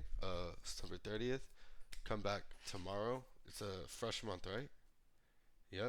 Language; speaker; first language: English; native; English